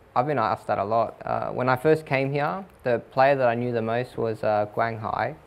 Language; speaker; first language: English; native; English